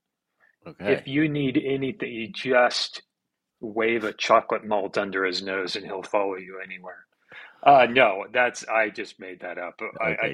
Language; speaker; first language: English; native; English